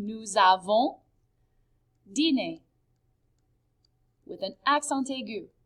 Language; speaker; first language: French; non-native, fluent; English